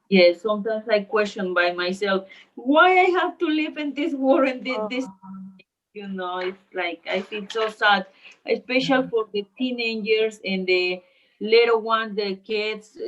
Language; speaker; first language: English; non-native, learner; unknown